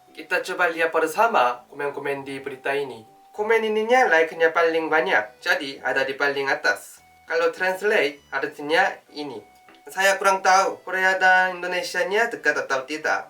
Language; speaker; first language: Indonesian; non-native, learner; Korean